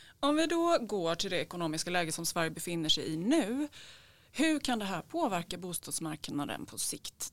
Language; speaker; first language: Swedish; native; Swedish